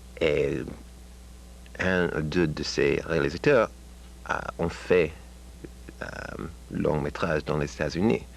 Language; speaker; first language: French; non-native, learner; English